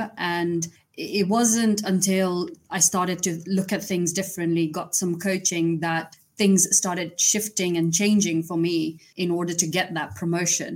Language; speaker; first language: English; non-native, local second language; Gujarati